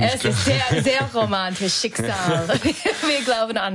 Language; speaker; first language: German; non-native, learner; English